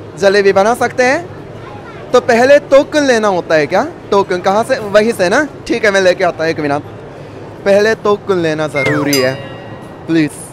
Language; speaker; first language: Hindi; non-native, fluent; Japanese